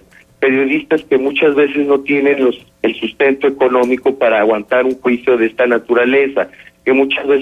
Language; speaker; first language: Spanish; native; Spanish